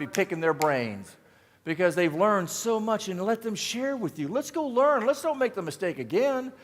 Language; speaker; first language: English; native; English